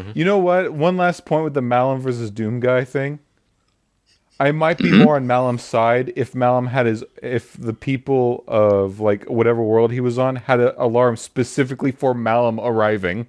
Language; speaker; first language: English; native; English